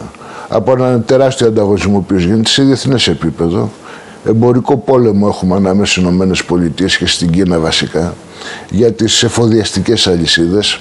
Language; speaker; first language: Greek; native; Greek